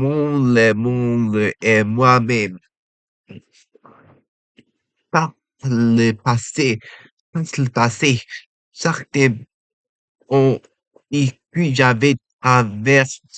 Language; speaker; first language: French; non-native, learner; Japanese